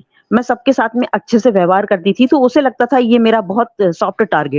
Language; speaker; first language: Hindi; native; Hindi